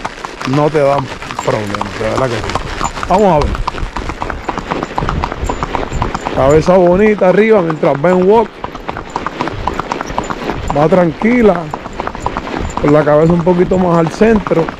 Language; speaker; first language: Spanish; native; Spanish